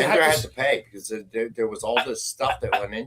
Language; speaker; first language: English; native; English